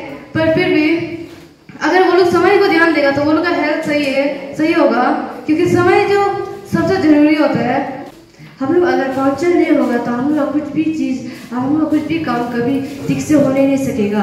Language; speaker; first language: Hindi; non-native, local second language; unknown